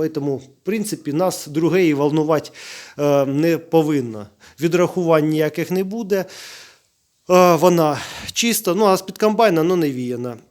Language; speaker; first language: Ukrainian; native; Ukrainian